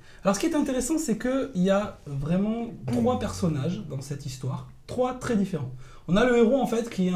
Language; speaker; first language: French; native; French